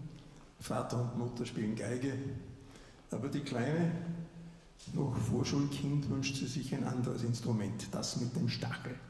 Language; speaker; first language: German; native; German